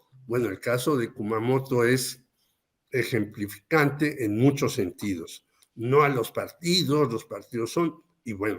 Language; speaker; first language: Spanish; native; Spanish